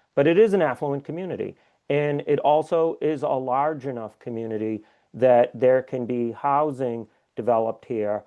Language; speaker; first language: English; native; English